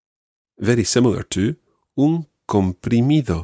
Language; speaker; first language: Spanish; non-native, fluent; English